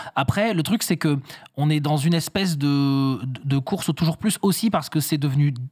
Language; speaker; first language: French; native; French